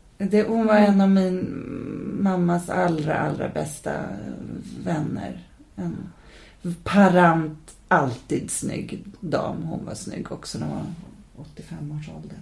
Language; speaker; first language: Swedish; native; Swedish